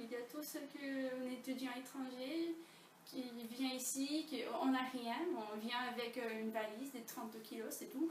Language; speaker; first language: French; non-native, fluent; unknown